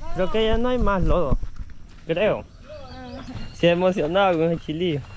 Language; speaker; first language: Spanish; native; Spanish